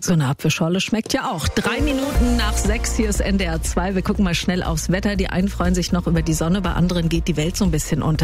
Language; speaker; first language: German; native; German